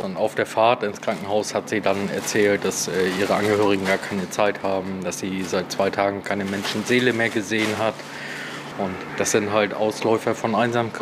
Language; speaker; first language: German; native; German